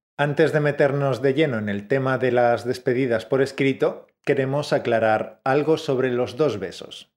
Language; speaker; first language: Spanish; native; Spanish